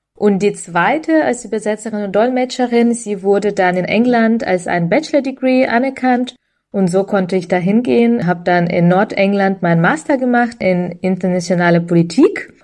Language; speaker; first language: German; early bilingual, other home language; Russian